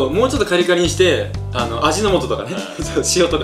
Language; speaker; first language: Japanese; native; Japanese